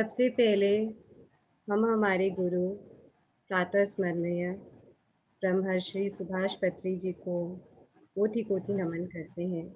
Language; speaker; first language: Hindi; native; Hindi